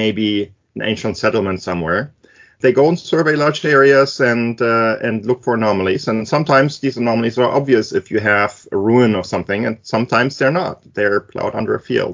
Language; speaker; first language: English; non-native, fluent; German